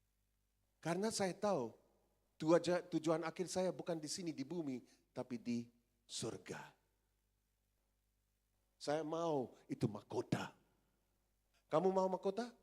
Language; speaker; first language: Indonesian; non-native, fluent; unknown